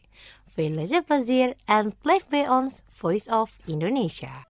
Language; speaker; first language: Dutch; non-native, fluent; Indonesian